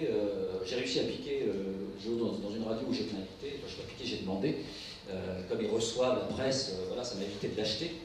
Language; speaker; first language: French; native; French